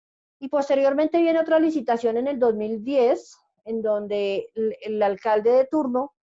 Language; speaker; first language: Spanish; native; Spanish